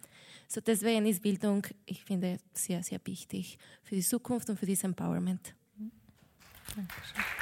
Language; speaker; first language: German; non-native, fluent; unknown